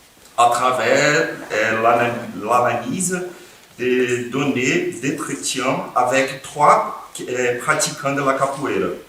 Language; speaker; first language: French; non-native, fluent; Portuguese